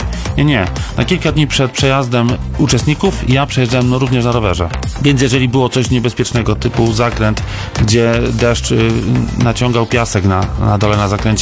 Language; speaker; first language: Polish; native; Polish